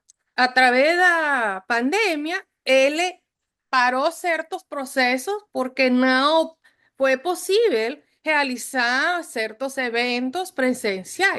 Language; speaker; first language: Spanish; non-native, fluent; English